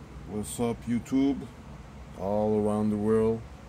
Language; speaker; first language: English; non-native, fluent; French